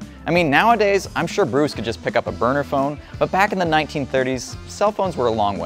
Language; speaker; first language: English; native; English